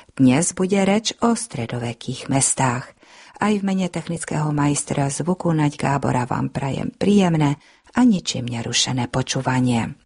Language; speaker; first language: Slovak; early bilingual, heritage; Slovak